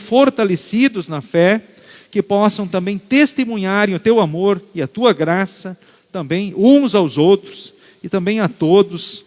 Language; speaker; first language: Portuguese; native; Portuguese